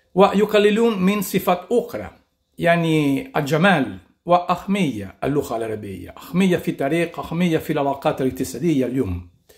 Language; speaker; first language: Arabic; non-native, fluent; Italian